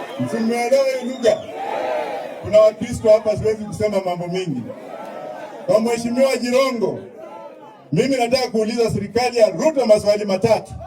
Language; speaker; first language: Swahili; non-native, local second language; Luyia